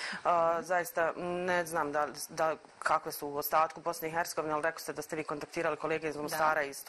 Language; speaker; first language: Croatian; native; Croatian